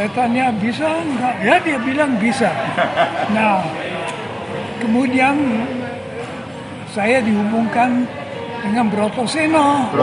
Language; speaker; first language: Indonesian; non-native, fluent; German